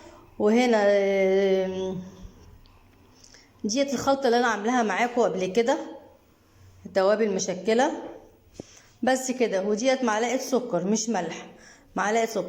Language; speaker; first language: Arabic; native; Arabic